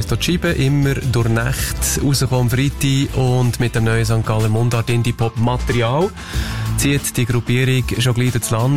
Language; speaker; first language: German; native; German